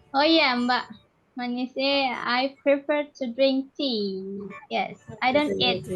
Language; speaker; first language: English; non-native, fluent; Indonesian